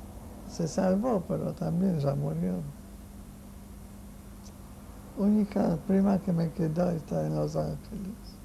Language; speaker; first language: Spanish; non-native, fluent; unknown